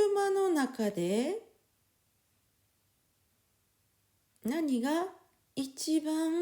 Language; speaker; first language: Japanese; non-native, fluent; French